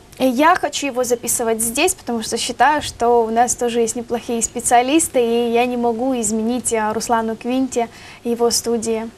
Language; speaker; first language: Russian; native; Russian